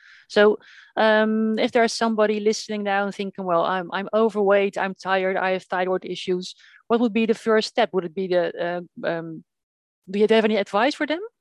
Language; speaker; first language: English; non-native, fluent; Dutch